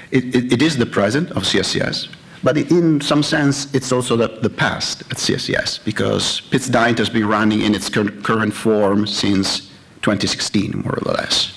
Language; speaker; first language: English; non-native, fluent; Italian